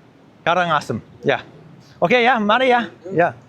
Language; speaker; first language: Indonesian; non-native, learner; English